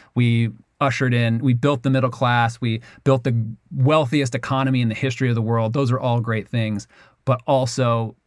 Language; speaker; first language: English; native; English